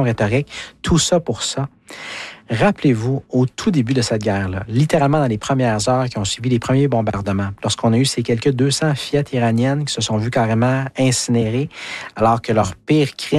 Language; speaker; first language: French; native; French